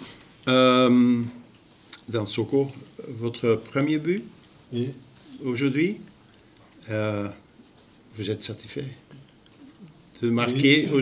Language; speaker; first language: French; non-native, local second language; Dutch